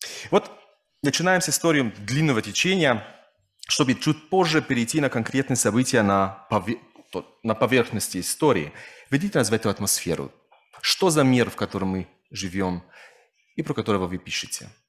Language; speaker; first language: Russian; non-native, fluent; Slovenian